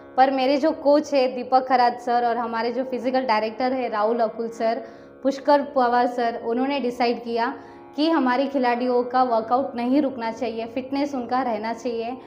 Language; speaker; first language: Hindi; non-native, local second language; Nepali